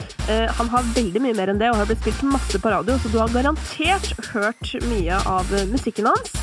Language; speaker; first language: Norwegian; native; Norwegian